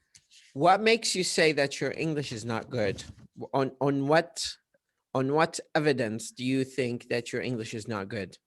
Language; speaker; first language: English; non-native, fluent; Arabic